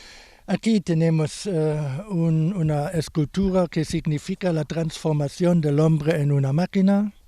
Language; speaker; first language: Spanish; non-native, fluent; German